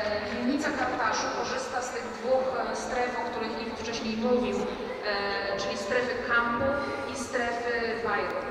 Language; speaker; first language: Polish; native; Polish